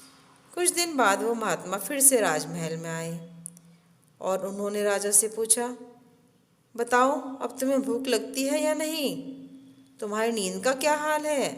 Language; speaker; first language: Hindi; native; Hindi